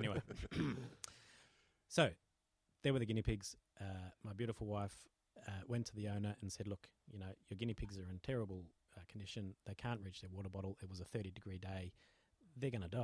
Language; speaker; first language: English; native; English